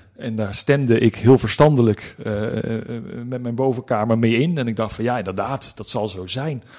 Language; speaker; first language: Dutch; native; Dutch